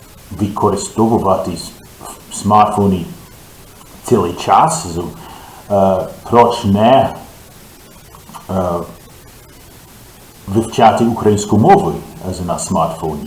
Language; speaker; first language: Ukrainian; non-native, learner; English